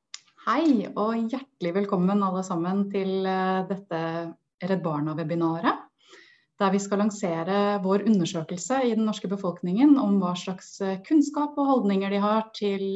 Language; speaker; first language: Norwegian; native; Norwegian